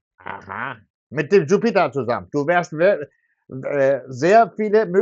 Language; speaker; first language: German; non-native, fluent; Turkish